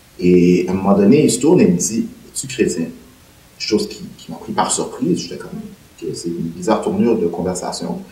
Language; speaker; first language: French; native; French